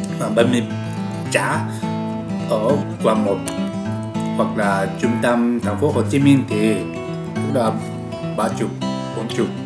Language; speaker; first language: Vietnamese; non-native, learner; Japanese